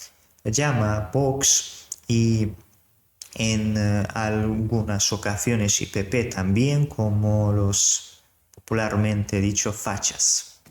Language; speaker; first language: Spanish; non-native, fluent; Serbian